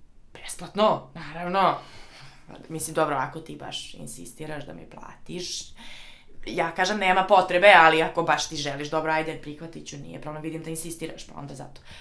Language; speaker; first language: Bosnian; native; Bosnian